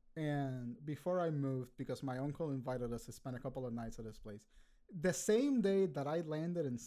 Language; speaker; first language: English; early bilingual, other home language; Spanish